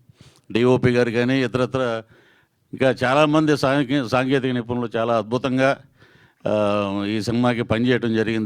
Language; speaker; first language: Telugu; native; Telugu